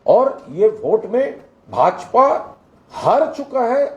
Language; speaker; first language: Hindi; non-native, local second language; Bangla